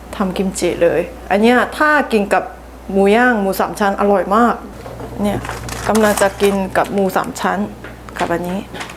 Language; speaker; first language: Thai; non-native, fluent; Korean